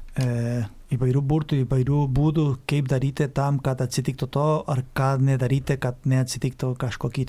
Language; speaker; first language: Lithuanian; non-native, fluent; Spanish